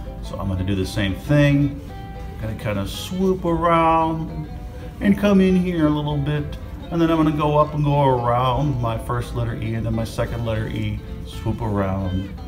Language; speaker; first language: English; native; English